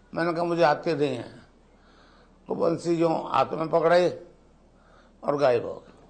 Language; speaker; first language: Hindi; native; Hindi